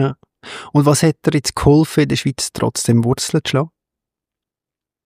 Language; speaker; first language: German; native; German